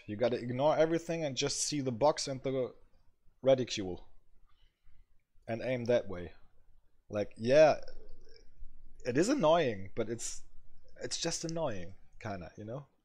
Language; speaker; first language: English; non-native, fluent; French